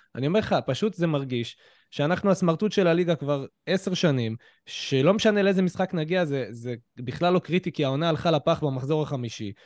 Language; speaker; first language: Hebrew; native; Hebrew